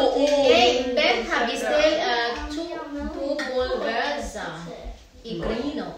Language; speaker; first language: Danish; non-native, fluent; Filipino